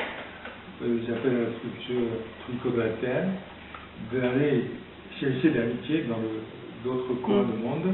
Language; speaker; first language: French; non-native, fluent; Japanese